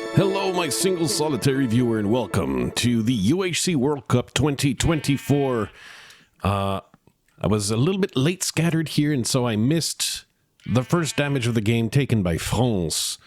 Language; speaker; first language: English; native; English